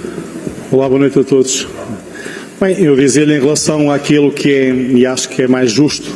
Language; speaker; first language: Portuguese; native; Portuguese